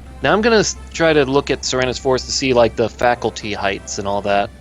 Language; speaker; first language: English; native; English